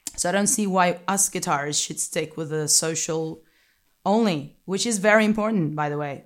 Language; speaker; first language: English; non-native, fluent; Greek